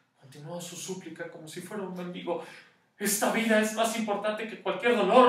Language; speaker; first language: Spanish; native; Spanish